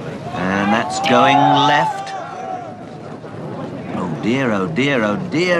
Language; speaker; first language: English; native; English